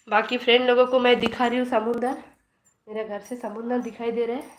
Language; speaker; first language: Hindi; non-native, local second language; Bangla